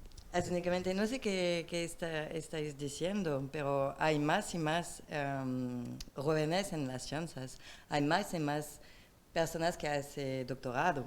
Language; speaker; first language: Spanish; non-native, learner; French